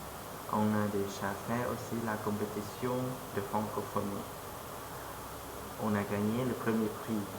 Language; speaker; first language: French; non-native, fluent; Lao